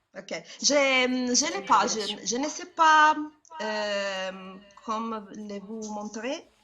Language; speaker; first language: French; non-native, learner; Italian